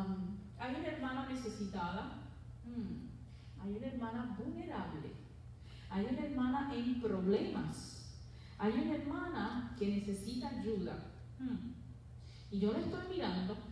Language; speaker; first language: Spanish; early bilingual, heritage; Spanish